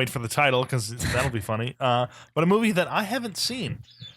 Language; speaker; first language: English; native; English